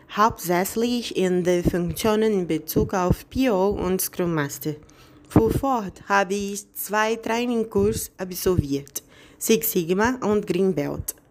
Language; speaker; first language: German; non-native, fluent; Portuguese